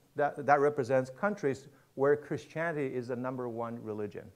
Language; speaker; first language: English; non-native, fluent; Chinese